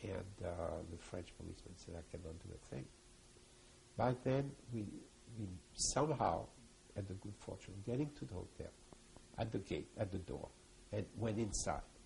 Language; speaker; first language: English; early bilingual, other home language; French